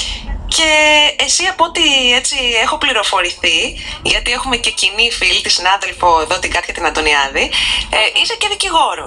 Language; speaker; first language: Greek; native; Greek